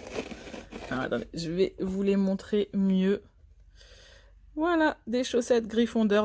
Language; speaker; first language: French; native; French